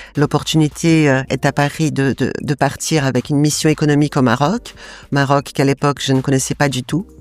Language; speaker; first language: French; non-native, fluent; Portuguese